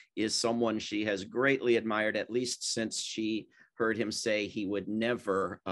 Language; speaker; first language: English; native; English